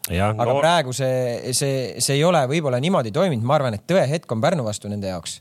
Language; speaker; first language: Estonian; native; Estonian